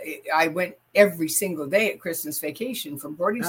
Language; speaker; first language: English; native; English